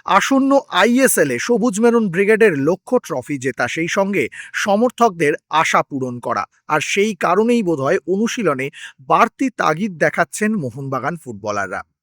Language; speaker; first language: Bangla; native; Bangla